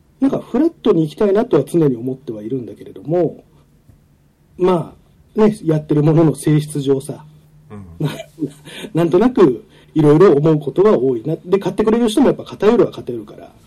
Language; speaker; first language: Japanese; native; Japanese